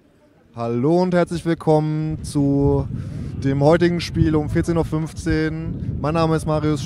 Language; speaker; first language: German; native; German